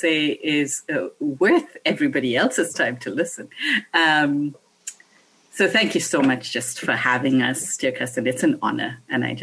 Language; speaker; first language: English; non-native, local second language; Bangla